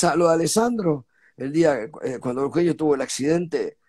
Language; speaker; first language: Spanish; native; Spanish